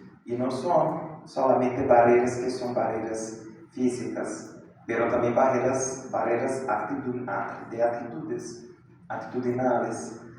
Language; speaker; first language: Spanish; non-native, fluent; Portuguese